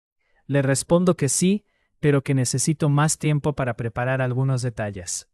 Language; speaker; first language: Spanish; non-native, fluent; English